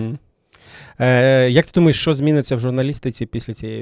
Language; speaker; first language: Ukrainian; native; Ukrainian